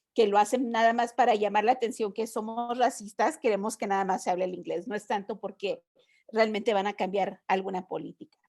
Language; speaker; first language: Spanish; early bilingual, heritage; Spanish